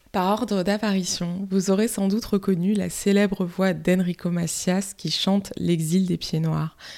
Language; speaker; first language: French; native; French